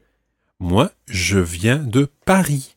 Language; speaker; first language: French; non-native, fluent; English